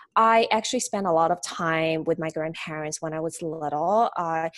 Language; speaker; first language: English; non-native, fluent; Chinese